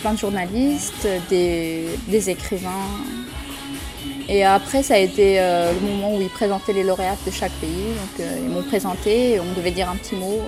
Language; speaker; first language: French; early bilingual, other home language; Romanian